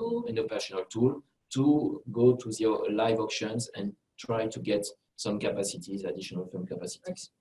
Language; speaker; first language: English; non-native, fluent; French